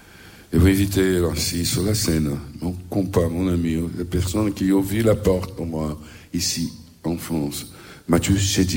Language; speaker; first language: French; non-native, learner; Portuguese